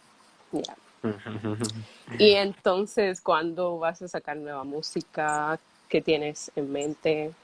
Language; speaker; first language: Spanish; early bilingual, heritage; Spanish